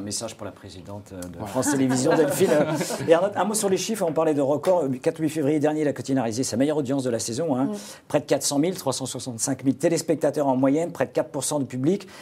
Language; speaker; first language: French; native; French